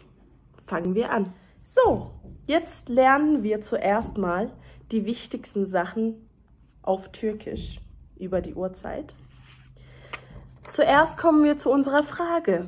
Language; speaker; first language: German; early bilingual, other home language; Turkish